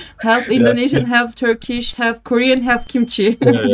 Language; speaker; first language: English; non-native, learner; Turkish